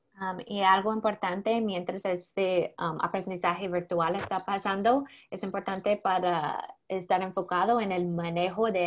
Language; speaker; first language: Spanish; non-native, learner; English